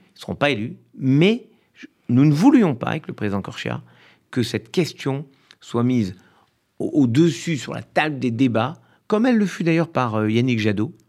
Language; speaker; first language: French; native; French